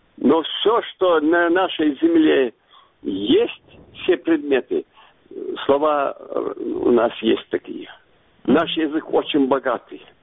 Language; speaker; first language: Russian; non-native, local second language; Ingush